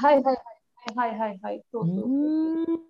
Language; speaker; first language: Japanese; non-native, learner; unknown